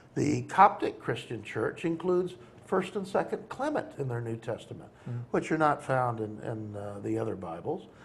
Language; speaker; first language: English; native; English